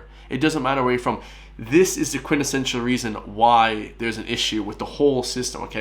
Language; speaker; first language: English; native; English